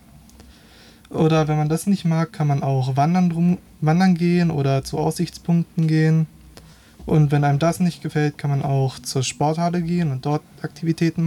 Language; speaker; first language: German; native; German